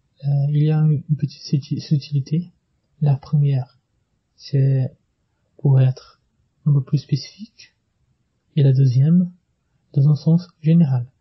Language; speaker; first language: French; non-native, fluent; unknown